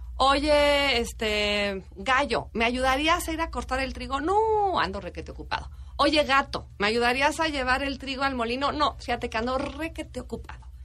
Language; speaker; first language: Spanish; native; Spanish